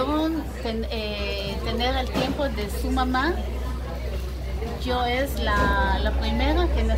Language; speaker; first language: Spanish; non-native, fluent; Hebrew